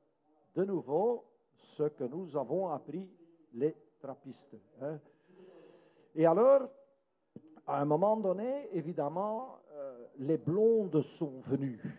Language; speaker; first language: French; non-native, local second language; Dutch